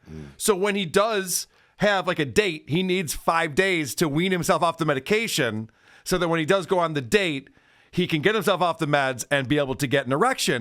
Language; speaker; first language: English; native; English